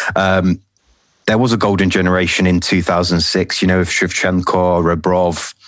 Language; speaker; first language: English; native; English